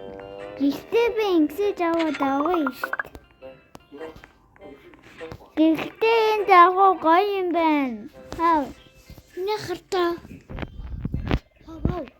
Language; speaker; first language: Mongolian; early bilingual, heritage; Mongolian